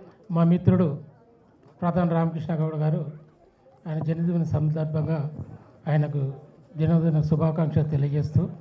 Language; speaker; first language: Telugu; native; Telugu